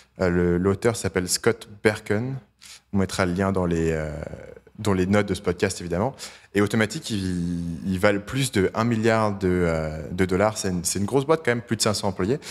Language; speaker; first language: French; native; French